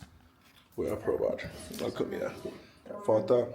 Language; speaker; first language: Spanish; non-native, learner; English